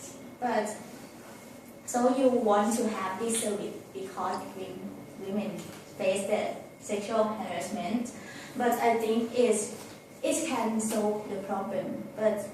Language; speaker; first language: English; non-native, learner; Thai